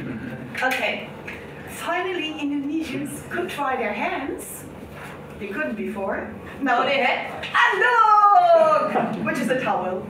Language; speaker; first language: English; non-native, fluent; German